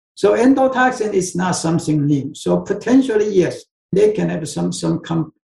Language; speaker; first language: English; non-native, fluent; Chinese